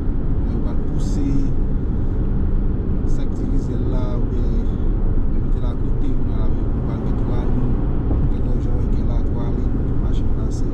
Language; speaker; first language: French; non-native, learner; Haitian Creole